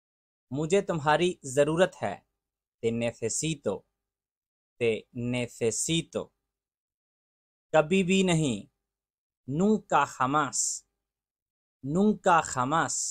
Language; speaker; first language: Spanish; non-native, learner; Urdu